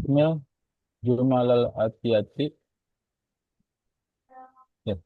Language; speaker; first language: Arabic; non-native, learner; Indonesian